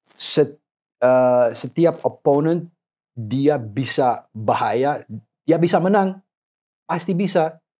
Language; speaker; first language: Indonesian; non-native, fluent; English